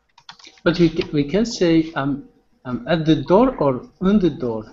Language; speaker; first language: English; non-native, learner; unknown